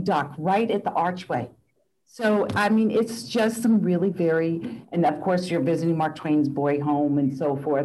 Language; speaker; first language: English; native; English